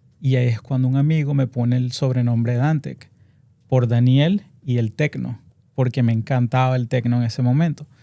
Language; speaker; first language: Spanish; native; Spanish